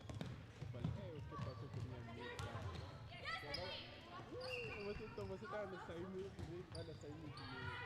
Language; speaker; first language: Portuguese; non-native, learner; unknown